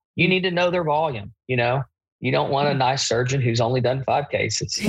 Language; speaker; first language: English; native; English